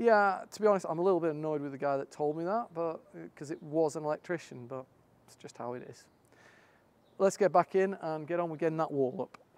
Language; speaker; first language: English; native; English